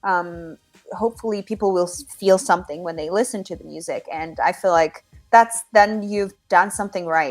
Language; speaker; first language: English; non-native, fluent; Finnish